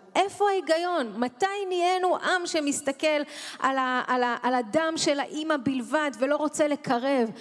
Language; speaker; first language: Hebrew; early bilingual, other home language; Russian